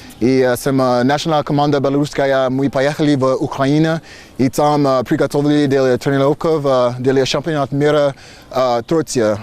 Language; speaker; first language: Russian; non-native, learner; English